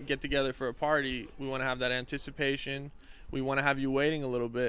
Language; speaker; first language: English; native; English